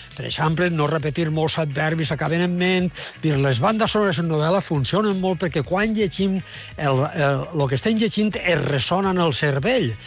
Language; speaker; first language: Catalan; native; Catalan